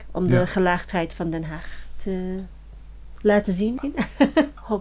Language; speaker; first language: Dutch; non-native, fluent; English